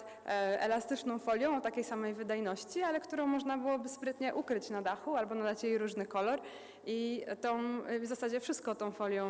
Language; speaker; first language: Polish; native; Polish